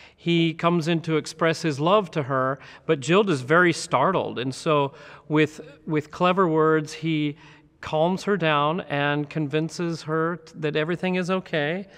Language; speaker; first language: English; native; English